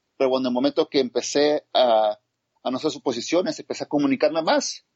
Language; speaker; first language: Spanish; native; Spanish